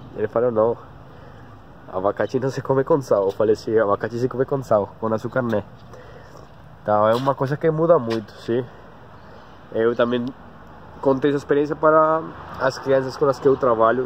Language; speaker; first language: Portuguese; non-native, learner; Spanish